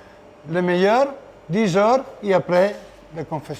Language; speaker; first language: French; non-native, learner; Italian